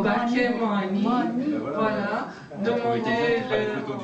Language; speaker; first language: French; non-native, fluent; Persian